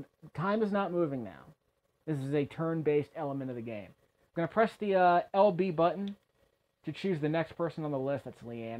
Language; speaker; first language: English; native; English